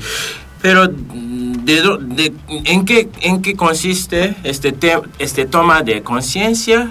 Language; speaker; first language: Spanish; non-native, fluent; Japanese